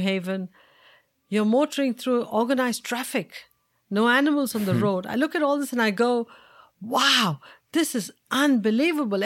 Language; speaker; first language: English; non-native, local second language; Tamil